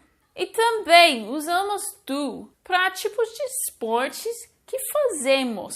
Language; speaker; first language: Portuguese; non-native, fluent; English